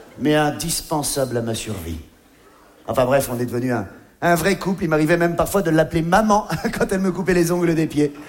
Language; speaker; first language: French; native; French